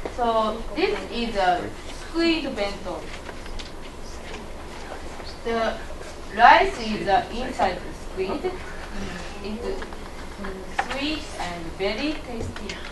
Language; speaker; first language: English; non-native, learner; Japanese